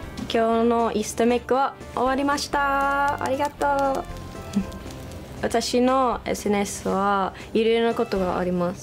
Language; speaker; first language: Japanese; non-native, learner; English